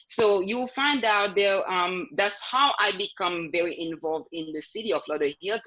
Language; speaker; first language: English; non-native, fluent; Haitian Creole